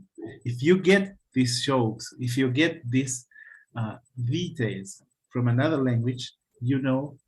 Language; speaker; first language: English; non-native, fluent; Spanish